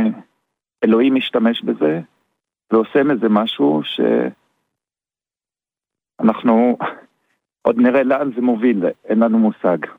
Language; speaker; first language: Hebrew; early bilingual, other home language; German